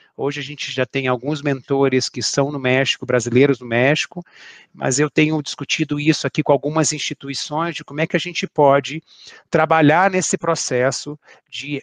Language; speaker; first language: Portuguese; native; Portuguese